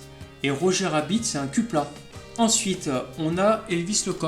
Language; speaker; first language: French; native; French